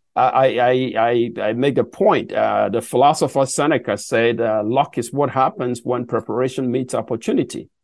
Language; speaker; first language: English; non-native, local second language; Akan